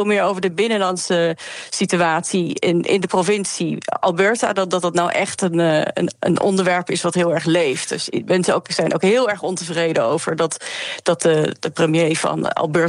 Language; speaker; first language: Dutch; native; Dutch